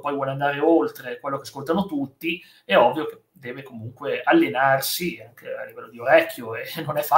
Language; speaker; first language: Italian; native; Italian